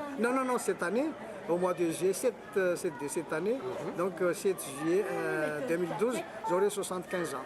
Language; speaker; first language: French; non-native, local second language; Malagasy